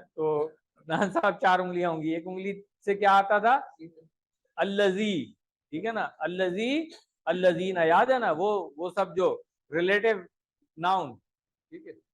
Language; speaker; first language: Urdu; native; Urdu